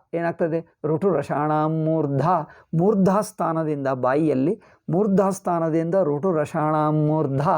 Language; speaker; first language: Kannada; native; Kannada